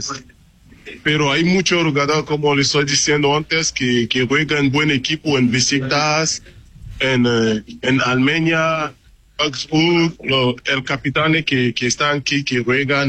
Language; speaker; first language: Spanish; non-native, learner; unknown